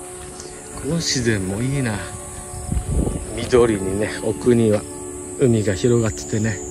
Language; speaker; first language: Japanese; native; Japanese